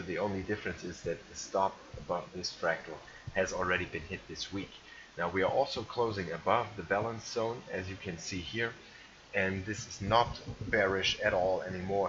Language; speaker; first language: English; non-native, fluent; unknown